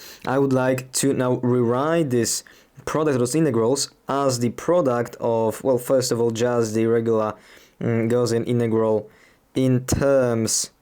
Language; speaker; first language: English; non-native, fluent; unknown